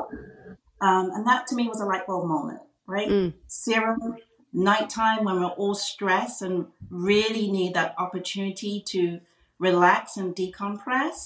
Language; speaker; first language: English; native; English